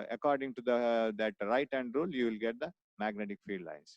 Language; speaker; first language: English; non-native, local second language; Kannada